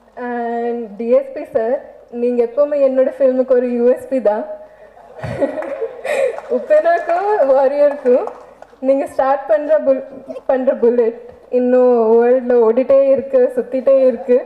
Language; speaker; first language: Tamil; non-native, fluent; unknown